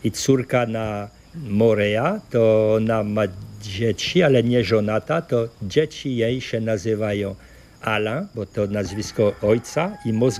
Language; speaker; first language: Polish; early bilingual, heritage; French